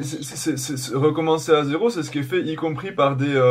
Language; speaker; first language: French; native; French